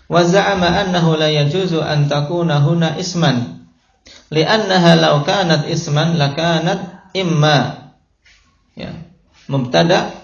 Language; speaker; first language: Arabic; non-native, fluent; Indonesian